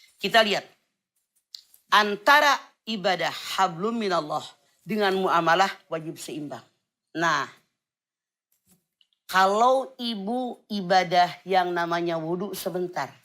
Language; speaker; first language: Indonesian; native; Indonesian